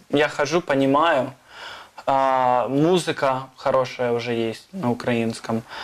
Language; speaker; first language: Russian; non-native, fluent; English